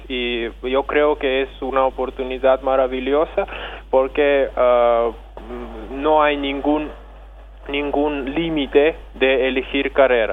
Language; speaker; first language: Spanish; non-native, fluent; Russian